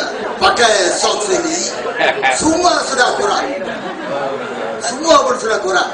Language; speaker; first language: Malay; non-native, local second language; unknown